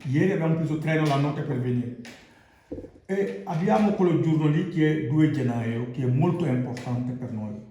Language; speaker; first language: Italian; non-native, learner; Wolof